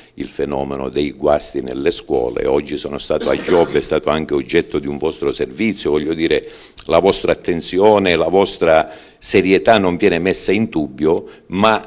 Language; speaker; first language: Italian; native; Italian